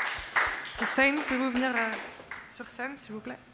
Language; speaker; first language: French; native; French